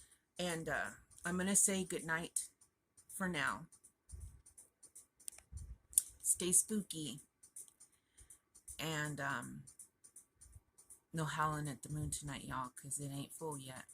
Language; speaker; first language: English; native; English